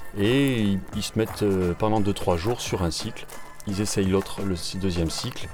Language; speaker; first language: French; native; French